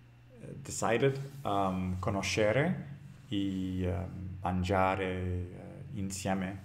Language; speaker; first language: Italian; non-native, learner; English